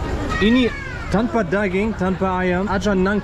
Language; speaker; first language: Indonesian; non-native, learner; German